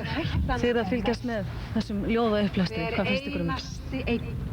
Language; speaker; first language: Icelandic; native; Icelandic